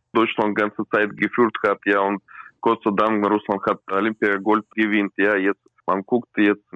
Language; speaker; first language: German; non-native, learner; Russian